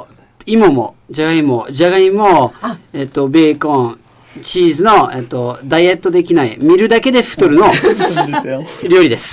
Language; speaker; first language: Japanese; non-native, fluent; French